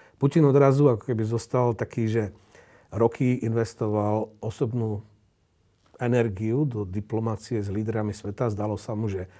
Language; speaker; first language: Slovak; native; Slovak